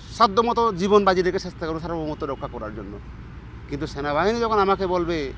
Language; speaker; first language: Bangla; non-native, local second language; Chakma